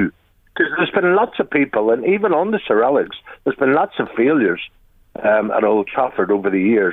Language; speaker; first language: English; native; English